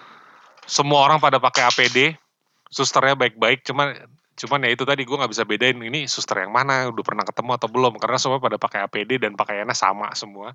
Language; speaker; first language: Indonesian; native; Indonesian